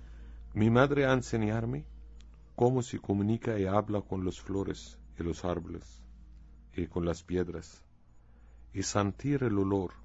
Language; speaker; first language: Spanish; non-native, learner; Arabic